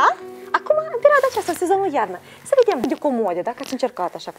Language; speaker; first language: Romanian; native; Romanian